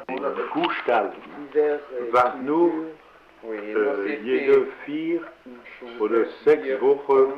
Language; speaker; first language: German; non-native, learner; French